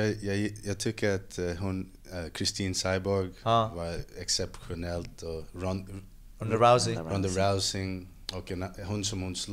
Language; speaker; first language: Swedish; non-native, fluent; English